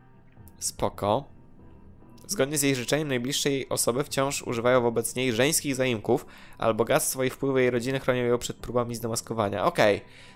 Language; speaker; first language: Polish; native; Polish